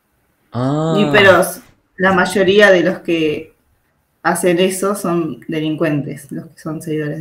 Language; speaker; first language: Spanish; native; Spanish